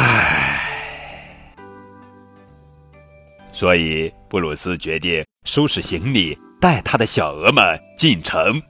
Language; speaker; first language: Chinese; native; Chinese